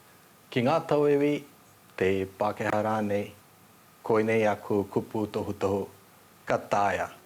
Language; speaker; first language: Māori; non-native, fluent; Nepali